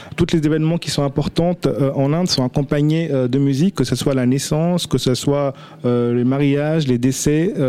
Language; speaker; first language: French; early bilingual, other home language; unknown